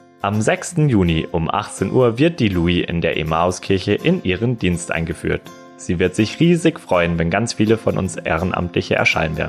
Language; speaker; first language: German; native; German